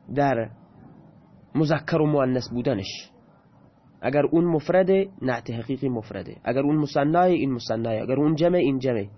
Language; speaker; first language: Persian; non-native, local second language; Baluchi